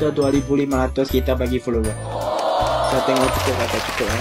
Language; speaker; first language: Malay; non-native, local second language; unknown